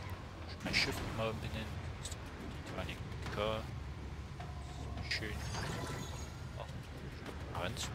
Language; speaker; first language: German; native; German